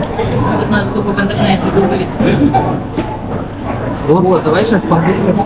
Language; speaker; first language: Russian; native; Russian